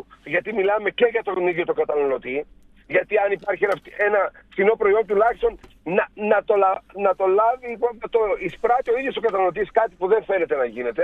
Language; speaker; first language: Greek; native; Greek